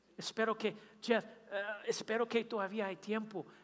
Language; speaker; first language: Spanish; non-native, fluent; English